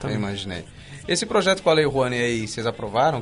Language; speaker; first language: Portuguese; native; Portuguese